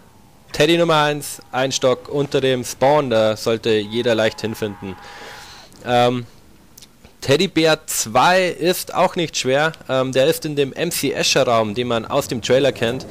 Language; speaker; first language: German; native; German